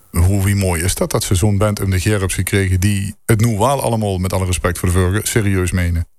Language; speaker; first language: Dutch; native; Dutch